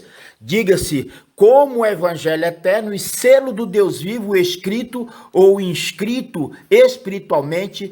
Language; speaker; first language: Portuguese; native; Portuguese